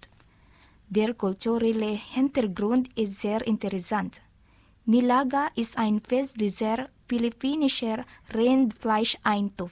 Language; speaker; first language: German; non-native, learner; Filipino